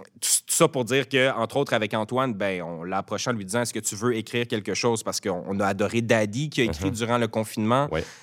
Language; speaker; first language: French; native; French